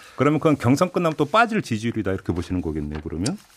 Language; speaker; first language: Korean; native; Korean